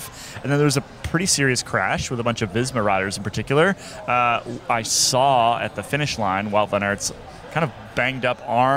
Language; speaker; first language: English; native; English